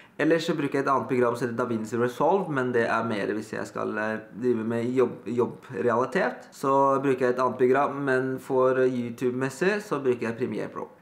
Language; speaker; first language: Norwegian; early bilingual, other home language; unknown